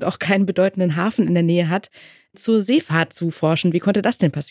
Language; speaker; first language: German; native; German